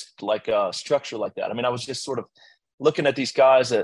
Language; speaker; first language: English; native; English